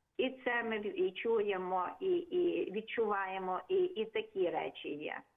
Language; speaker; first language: Ukrainian; non-native, local second language; Hungarian